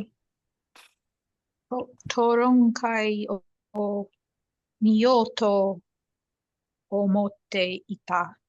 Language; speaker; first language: Japanese; non-native, learner; English